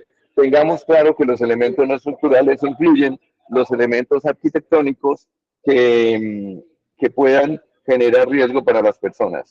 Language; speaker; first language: Spanish; native; Spanish